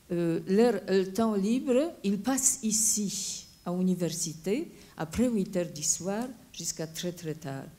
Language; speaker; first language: French; non-native, fluent; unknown